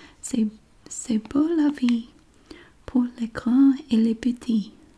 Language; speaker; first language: French; non-native, learner; English